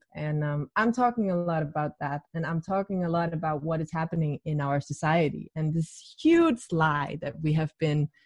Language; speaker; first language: English; non-native, fluent; Danish